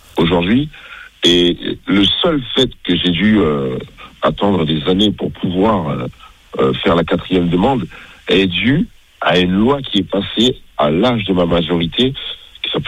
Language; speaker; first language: French; native; French